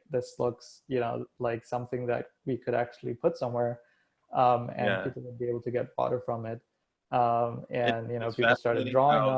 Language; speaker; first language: English; non-native, fluent; German